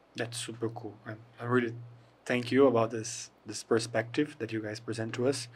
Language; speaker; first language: English; non-native, fluent; Portuguese